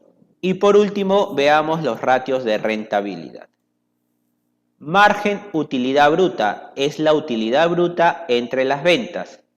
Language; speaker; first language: Spanish; native; Spanish